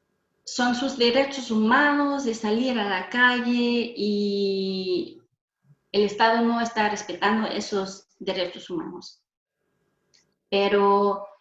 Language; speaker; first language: Spanish; non-native, fluent; German